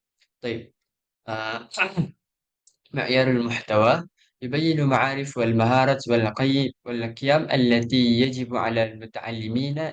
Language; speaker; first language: Arabic; non-native, learner; Malay